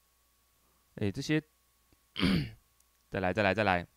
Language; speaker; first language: Chinese; native; Chinese